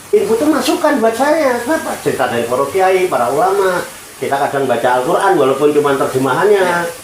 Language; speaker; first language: Indonesian; non-native, local second language; Javanese